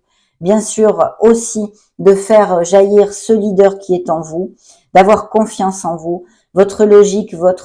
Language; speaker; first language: French; native; French